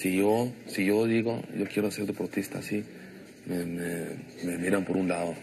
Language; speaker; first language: Spanish; non-native, local second language; Plautdietsch